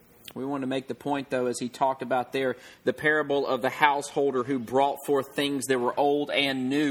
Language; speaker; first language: English; native; English